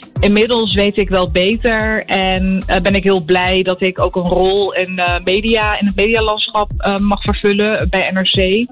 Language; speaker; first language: Dutch; early bilingual, other home language; Arabic